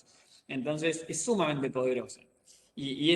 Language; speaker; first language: Spanish; native; Spanish